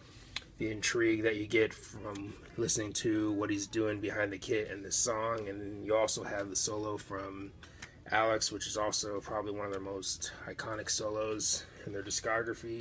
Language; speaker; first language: English; native; English